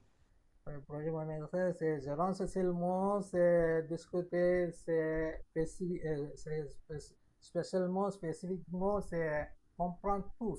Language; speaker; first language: French; non-native, learner; Tamil